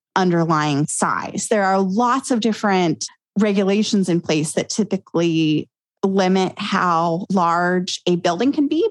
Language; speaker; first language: English; native; English